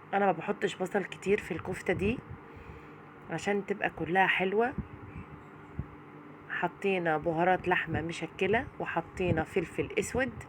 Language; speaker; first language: Arabic; native; Arabic